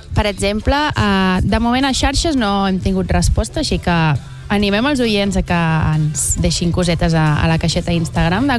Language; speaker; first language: Catalan; native; Catalan